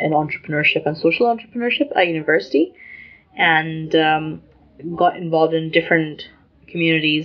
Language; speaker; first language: English; non-native, local second language; Urdu